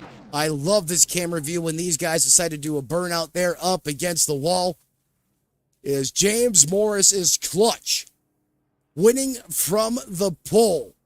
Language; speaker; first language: English; native; English